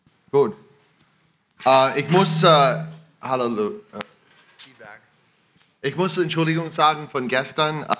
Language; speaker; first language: German; non-native, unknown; English